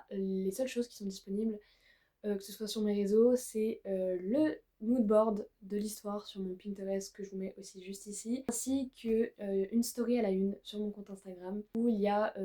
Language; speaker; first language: French; native; French